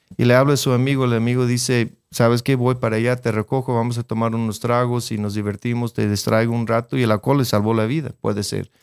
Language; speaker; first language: Spanish; non-native, fluent; English